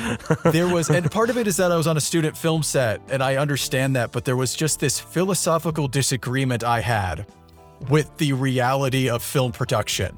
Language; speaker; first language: English; native; English